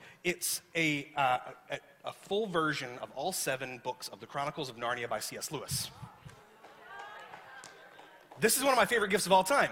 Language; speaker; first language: English; native; English